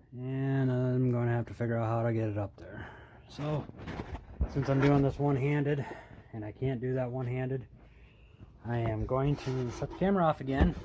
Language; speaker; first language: English; native; English